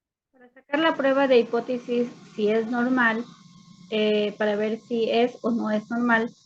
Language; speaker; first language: Spanish; native; Spanish